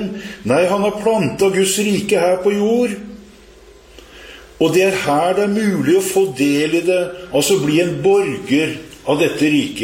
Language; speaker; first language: Norwegian; native; Norwegian